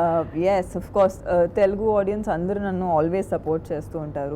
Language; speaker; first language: Telugu; non-native, fluent; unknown